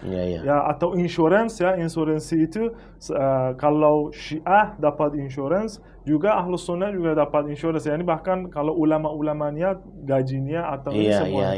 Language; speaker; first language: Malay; non-native, fluent; Persian